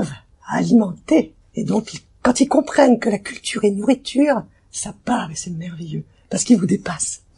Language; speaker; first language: French; native; French